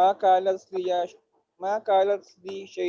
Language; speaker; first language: Arabic; non-native, learner; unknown